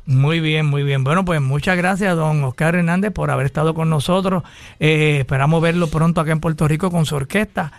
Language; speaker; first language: Spanish; native; Spanish